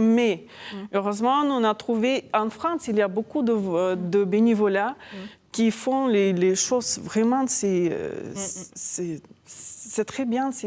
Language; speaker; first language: French; non-native, fluent; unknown